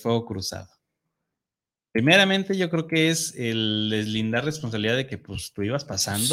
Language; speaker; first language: Spanish; native; Spanish